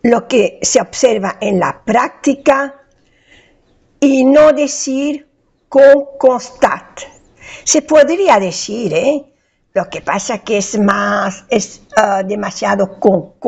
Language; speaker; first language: Spanish; non-native, fluent; French